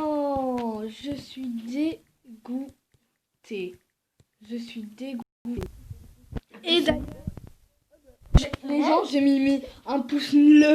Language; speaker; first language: French; native; French